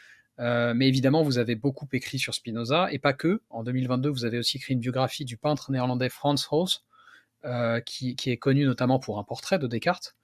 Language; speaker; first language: French; native; French